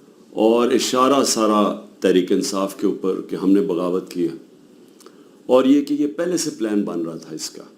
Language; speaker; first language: Urdu; native; Urdu